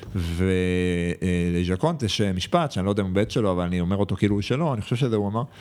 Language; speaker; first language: Hebrew; native; Hebrew